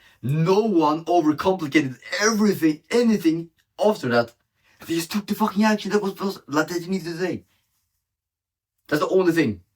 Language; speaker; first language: English; non-native, fluent; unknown